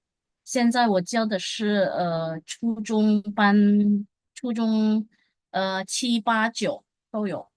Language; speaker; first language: Chinese; non-native, fluent; Indonesian